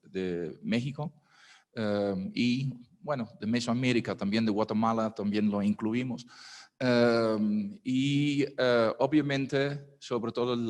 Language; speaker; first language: Spanish; non-native, fluent; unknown